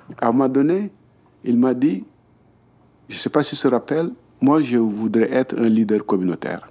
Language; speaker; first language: French; non-native, local second language; Wolof